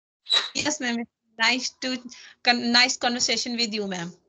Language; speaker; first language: English; non-native, learner; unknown